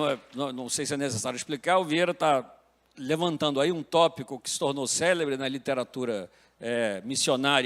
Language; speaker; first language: Portuguese; native; Portuguese